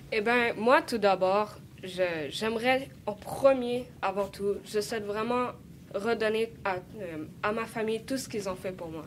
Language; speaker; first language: French; early bilingual, other home language; Arabic